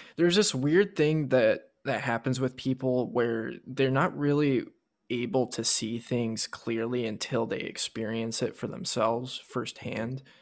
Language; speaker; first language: English; native; English